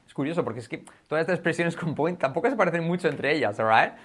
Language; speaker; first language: Spanish; native; Spanish